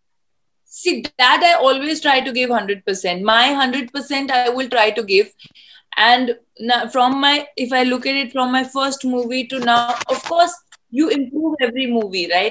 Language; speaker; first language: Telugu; non-native, fluent; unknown